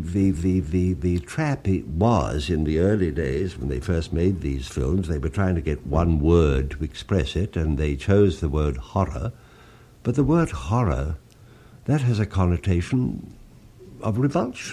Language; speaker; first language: English; native; English